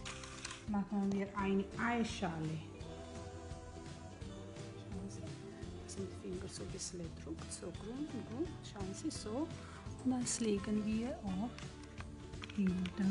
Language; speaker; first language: German; non-native, learner; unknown